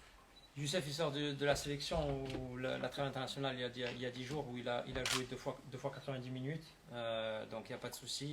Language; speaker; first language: French; native; French